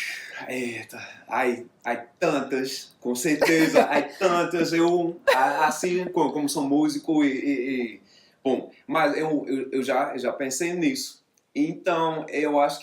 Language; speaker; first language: Portuguese; non-native, fluent; English